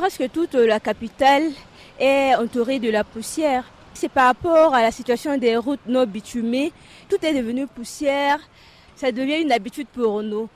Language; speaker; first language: French; non-native, local second language; Sango